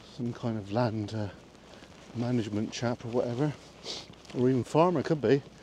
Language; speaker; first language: English; native; English